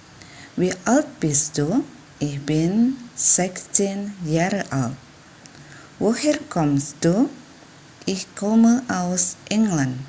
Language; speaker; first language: German; non-native, fluent; Indonesian